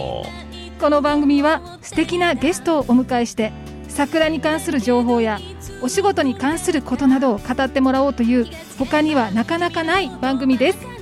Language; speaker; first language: Japanese; native; Japanese